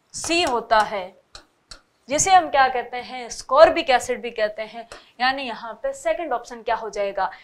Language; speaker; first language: Hindi; native; Hindi